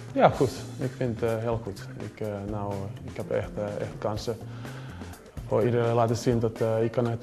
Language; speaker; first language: Dutch; non-native, learner; Finnish